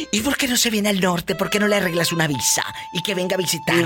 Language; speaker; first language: Spanish; native; Spanish